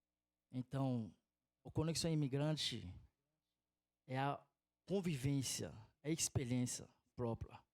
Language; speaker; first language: Portuguese; non-native, fluent; Haitian Creole